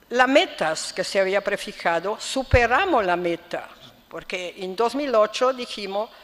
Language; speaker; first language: Spanish; non-native, fluent; Italian